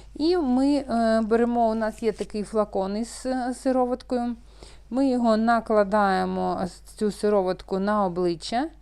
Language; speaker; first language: Ukrainian; non-native, local second language; Russian